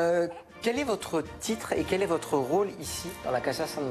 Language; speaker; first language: French; native; French